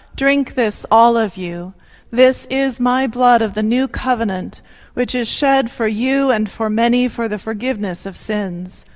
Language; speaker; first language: English; native; English